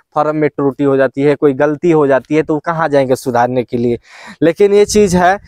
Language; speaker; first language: Hindi; native; Hindi